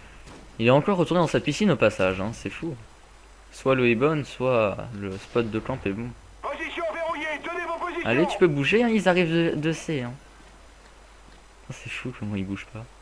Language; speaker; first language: French; native; French